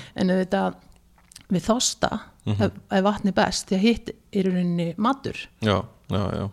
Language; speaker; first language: Icelandic; early bilingual, heritage; Icelandic